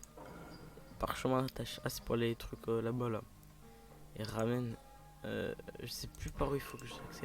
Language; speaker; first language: French; native; French